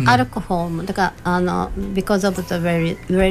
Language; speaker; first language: Japanese; native; Japanese